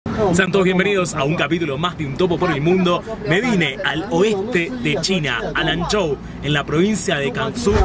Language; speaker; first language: Spanish; native; Spanish